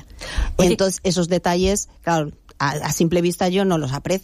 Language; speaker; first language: Spanish; native; Spanish